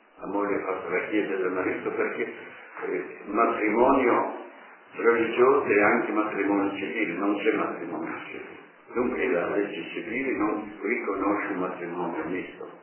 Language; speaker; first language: Italian; non-native, fluent; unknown